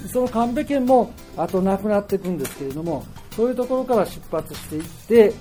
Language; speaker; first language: Japanese; native; Japanese